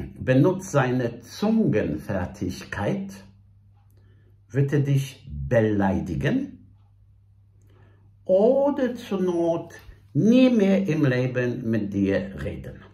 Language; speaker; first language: German; non-native, fluent; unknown